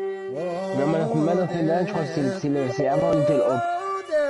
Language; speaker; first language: French; native; French